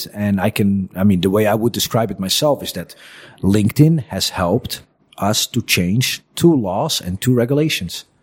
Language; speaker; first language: English; non-native, fluent; Dutch